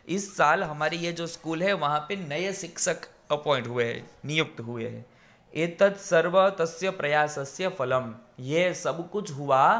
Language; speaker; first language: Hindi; non-native, local second language; Gujarati